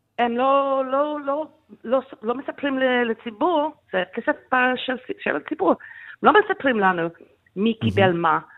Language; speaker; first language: Hebrew; non-native, fluent; English